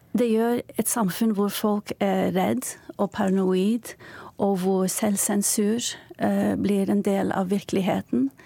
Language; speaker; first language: Norwegian; non-native, fluent; Turkish